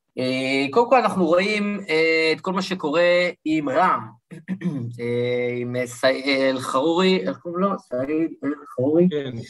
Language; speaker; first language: Hebrew; early bilingual, other home language; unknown